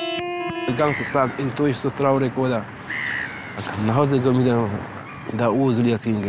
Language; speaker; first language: German; non-native, learner; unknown